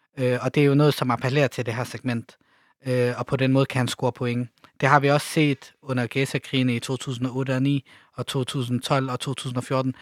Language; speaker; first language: Danish; early bilingual, other home language; Arabic